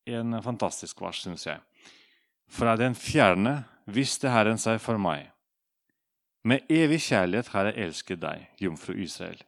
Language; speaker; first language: Norwegian; non-native, fluent; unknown